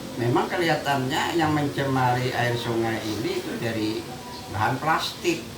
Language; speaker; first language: Indonesian; native; Indonesian